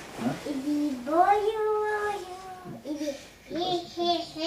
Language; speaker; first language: French; early bilingual, other home language; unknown